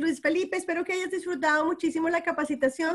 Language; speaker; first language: Spanish; native; Spanish